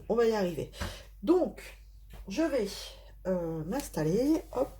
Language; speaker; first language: French; native; French